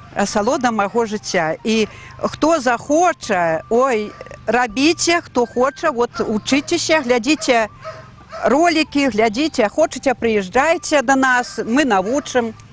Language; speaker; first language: Belarusian; native; Belarusian